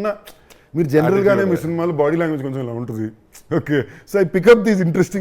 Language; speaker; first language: Telugu; native; Telugu